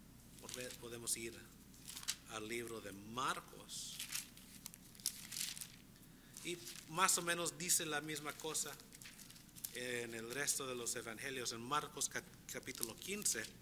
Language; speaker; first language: Spanish; non-native, fluent; English